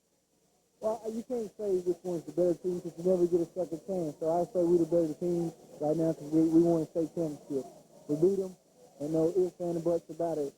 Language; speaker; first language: English; native; English